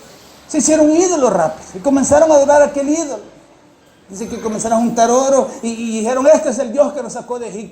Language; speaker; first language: Spanish; native; Spanish